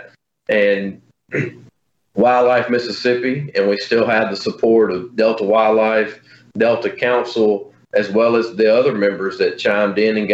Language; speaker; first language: English; native; English